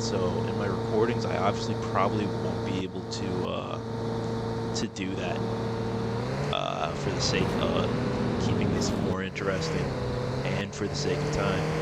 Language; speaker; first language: English; native; English